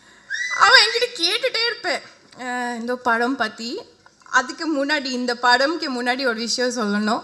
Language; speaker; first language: Tamil; non-native, fluent; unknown